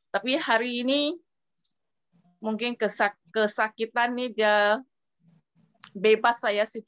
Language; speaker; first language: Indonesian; non-native, local second language; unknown